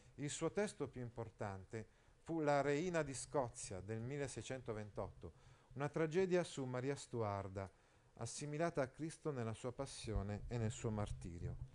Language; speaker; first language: Italian; native; Italian